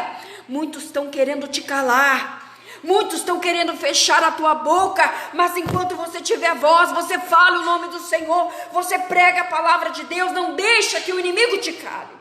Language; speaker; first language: Portuguese; native; Portuguese